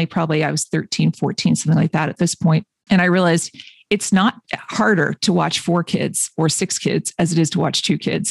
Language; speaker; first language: English; native; English